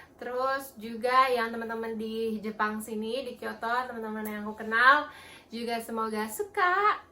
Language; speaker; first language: Indonesian; native; Indonesian